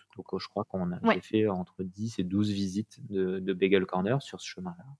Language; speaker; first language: French; native; French